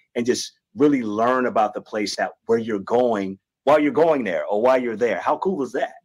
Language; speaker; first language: English; native; English